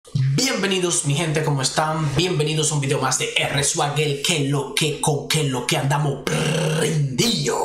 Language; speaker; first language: Spanish; native; Spanish